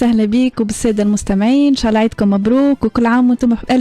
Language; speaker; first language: Arabic; native; Arabic